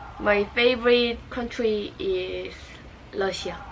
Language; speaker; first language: English; non-native, learner; Korean